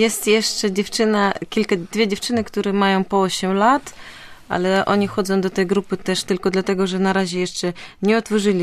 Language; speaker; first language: Polish; non-native, fluent; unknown